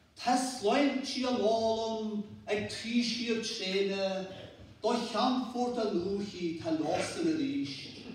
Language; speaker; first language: Irish; native; Irish